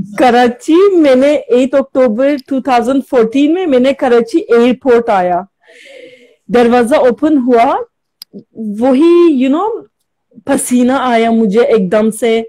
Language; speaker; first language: Hindi; non-native, learner; Turkish